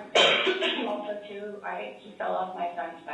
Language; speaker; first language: English; native; English